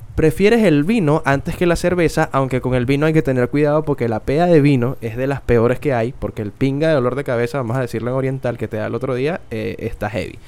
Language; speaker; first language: Spanish; native; Spanish